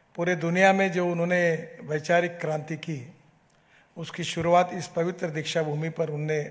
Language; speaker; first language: Hindi; non-native, local second language; Marathi